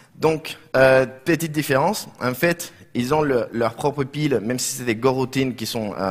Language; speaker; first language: French; non-native, fluent; Spanish